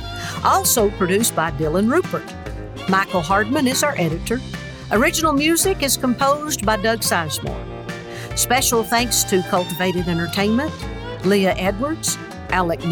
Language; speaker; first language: English; native; English